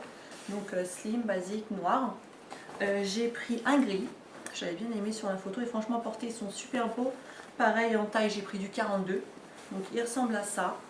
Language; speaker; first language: French; native; French